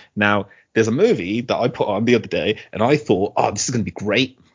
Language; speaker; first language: English; native; English